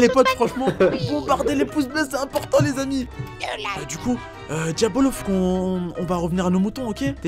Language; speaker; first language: French; native; French